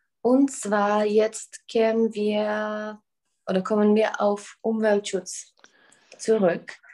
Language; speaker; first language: German; non-native, fluent; Czech